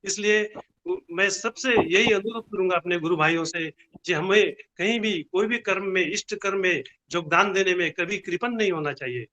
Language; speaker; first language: Hindi; non-native, local second language; Bangla